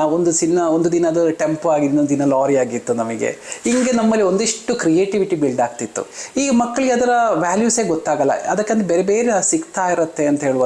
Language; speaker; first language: Kannada; non-native, local second language; Malayalam